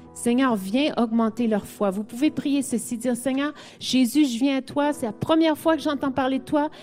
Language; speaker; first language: French; native; French